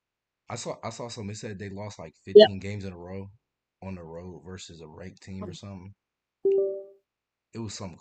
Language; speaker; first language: English; native; English